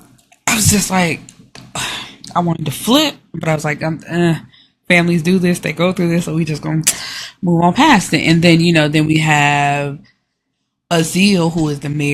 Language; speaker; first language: English; native; English